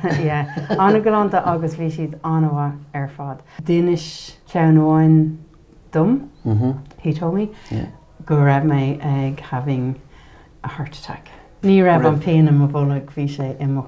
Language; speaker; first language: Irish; non-native, learner; English